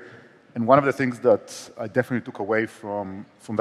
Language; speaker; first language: English; non-native, fluent; Hebrew